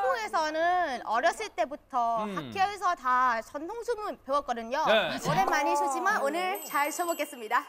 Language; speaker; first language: Korean; non-native, fluent; Thai